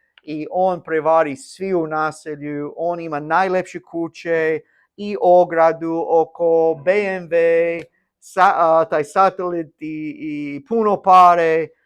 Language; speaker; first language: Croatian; non-native, learner; English